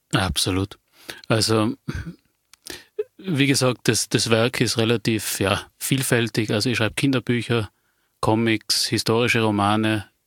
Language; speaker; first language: German; native; German